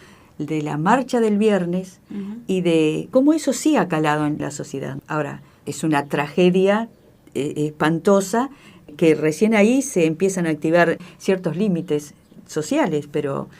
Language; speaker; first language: Spanish; native; Spanish